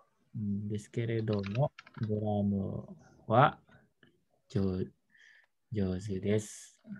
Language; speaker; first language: Japanese; non-native, learner; Indonesian